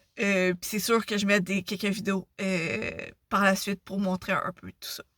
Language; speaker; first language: French; native; French